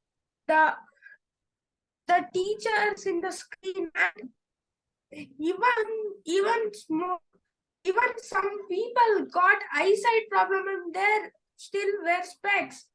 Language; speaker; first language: English; non-native, learner; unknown